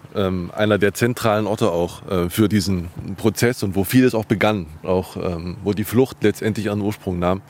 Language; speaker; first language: German; native; German